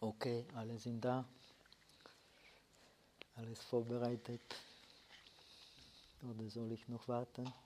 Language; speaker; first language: German; non-native, fluent; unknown